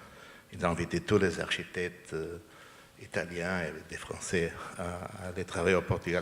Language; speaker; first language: French; non-native, fluent; Portuguese